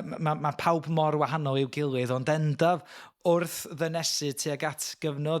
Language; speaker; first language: Welsh; native; Welsh